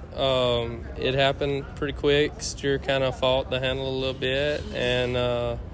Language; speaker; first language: English; native; English